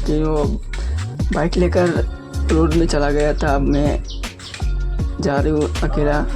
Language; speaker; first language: Hindi; non-native, local second language; Bangla